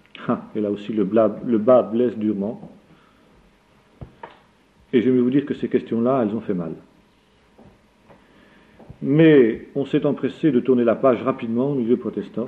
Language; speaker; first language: French; native; French